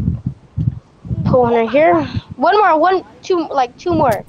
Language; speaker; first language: English; native; English